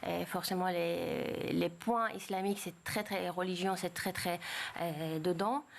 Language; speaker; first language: French; non-native, fluent; Persian